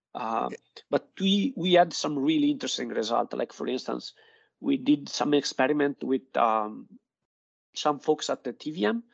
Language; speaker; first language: English; non-native, fluent; Italian